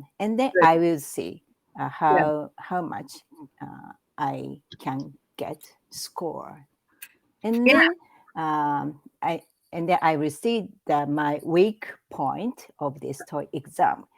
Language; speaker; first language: English; non-native, learner; Japanese